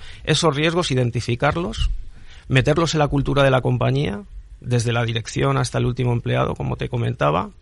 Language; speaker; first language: Spanish; native; Spanish